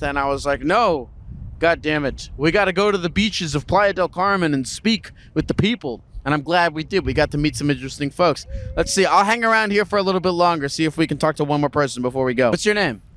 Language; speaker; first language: English; native; English